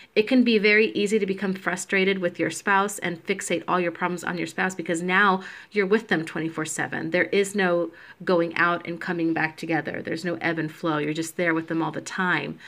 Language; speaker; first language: English; native; English